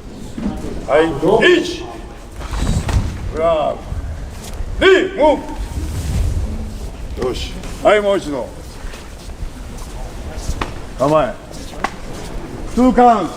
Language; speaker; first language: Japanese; native; Japanese